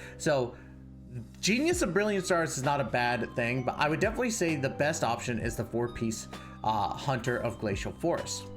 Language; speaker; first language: English; native; English